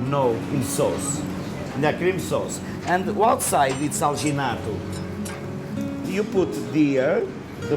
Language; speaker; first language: English; non-native, learner; Portuguese